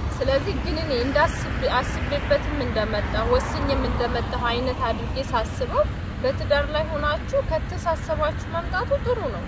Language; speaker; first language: Amharic; native; Amharic